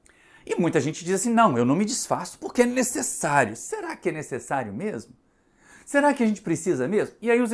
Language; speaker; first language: Portuguese; native; Portuguese